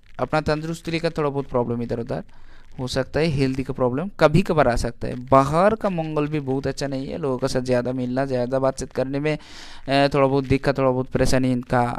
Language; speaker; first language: Hindi; non-native, local second language; Bangla